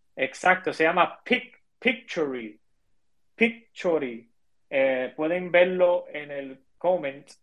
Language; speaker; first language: Spanish; early bilingual, heritage; Spanish